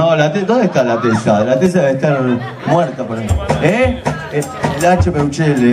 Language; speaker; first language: Spanish; native; Spanish